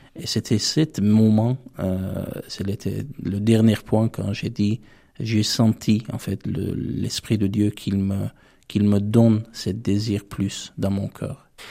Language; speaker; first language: French; non-native, fluent; Armenian